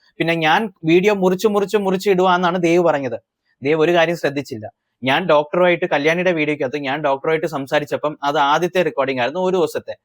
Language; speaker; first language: Malayalam; early bilingual, heritage; Malayalam